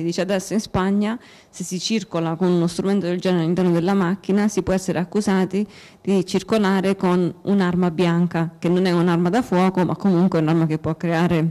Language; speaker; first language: Italian; native; Italian